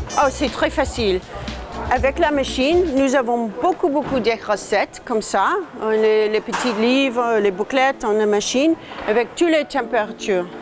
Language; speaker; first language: French; non-native, learner; English